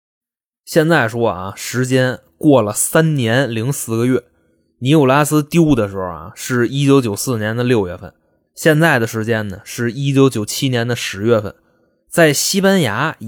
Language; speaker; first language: Chinese; native; Chinese